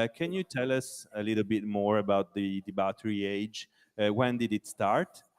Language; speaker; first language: English; non-native, fluent; Italian